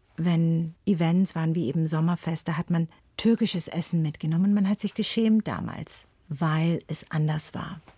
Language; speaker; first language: German; early bilingual, other home language; Turkish